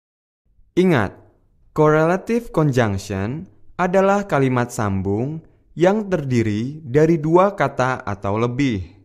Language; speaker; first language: Indonesian; native; Indonesian